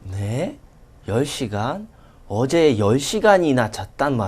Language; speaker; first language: Korean; non-native, fluent; Russian